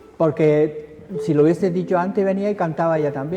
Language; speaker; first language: Spanish; native; Spanish